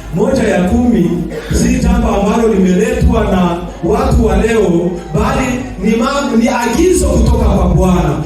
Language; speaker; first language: Swahili; non-native, local second language; Kinyarwanda